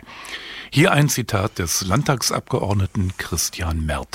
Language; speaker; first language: German; native; German